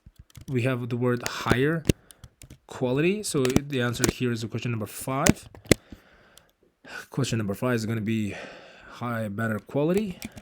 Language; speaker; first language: English; non-native, fluent; Uzbek